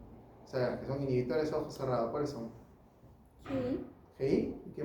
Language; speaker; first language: Spanish; native; Spanish